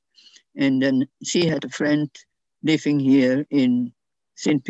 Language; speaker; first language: English; non-native, fluent; Dutch